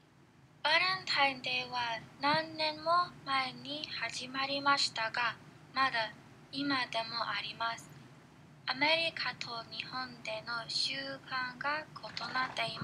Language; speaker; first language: Japanese; non-native, learner; English